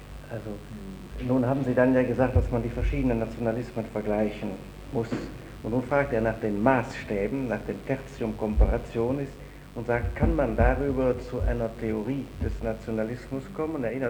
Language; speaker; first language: German; native; German